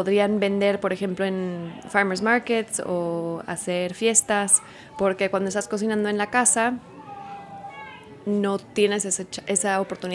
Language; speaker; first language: Spanish; early bilingual, heritage; Spanish